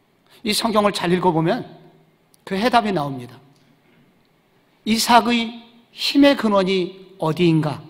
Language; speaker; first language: Korean; native; Korean